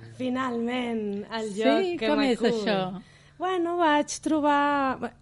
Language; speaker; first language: Catalan; non-native, fluent; Spanish